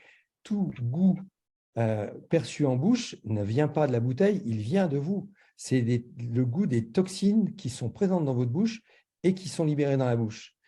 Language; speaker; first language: French; native; French